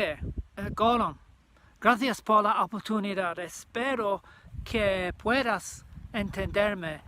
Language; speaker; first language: Spanish; non-native, learner; English